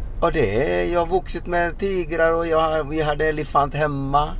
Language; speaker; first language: Swedish; non-native, fluent; Odia